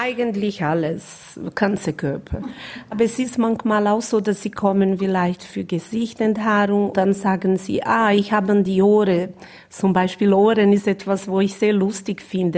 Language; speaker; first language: German; non-native, fluent; Portuguese